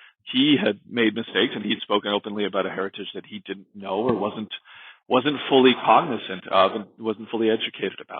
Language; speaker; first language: English; native; English